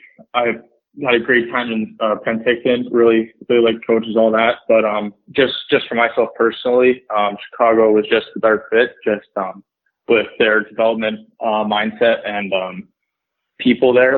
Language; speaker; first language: English; native; English